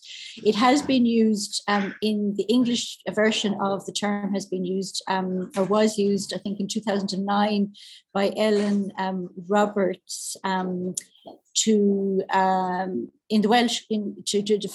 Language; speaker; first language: English; native; English